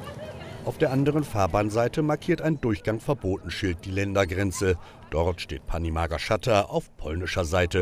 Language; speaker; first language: German; native; German